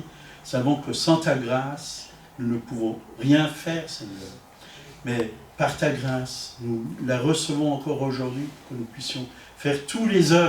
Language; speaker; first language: French; native; French